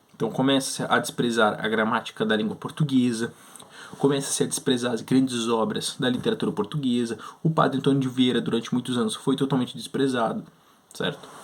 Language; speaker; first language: Portuguese; native; Portuguese